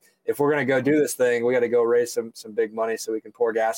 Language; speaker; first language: English; native; English